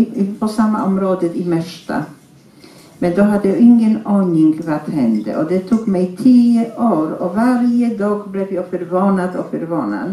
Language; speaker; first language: Swedish; non-native, fluent; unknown